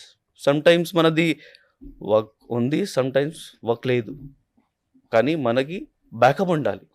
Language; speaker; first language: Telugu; non-native, local second language; Urdu